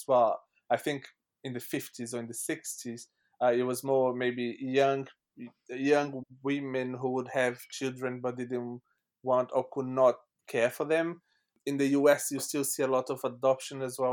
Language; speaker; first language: English; non-native, fluent; Portuguese